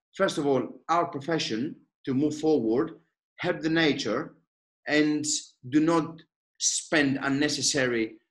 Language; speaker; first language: English; non-native, fluent; Greek